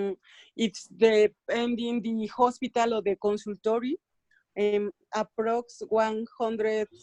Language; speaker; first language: English; non-native, learner; Spanish